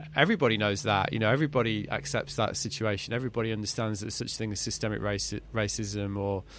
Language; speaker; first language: English; native; English